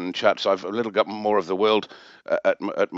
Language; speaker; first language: English; native; English